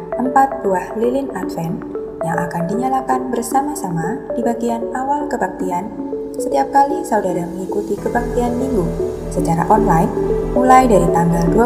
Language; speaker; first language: Indonesian; native; Indonesian